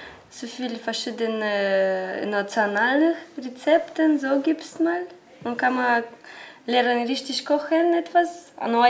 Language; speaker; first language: German; non-native, learner; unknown